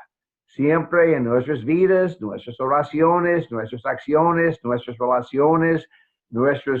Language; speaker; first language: Spanish; non-native, fluent; English